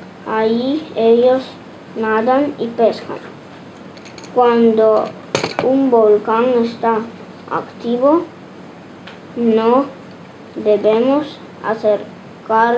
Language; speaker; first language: Spanish; non-native, learner; Russian